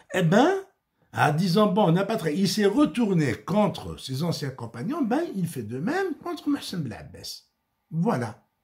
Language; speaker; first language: French; non-native, local second language; Arabic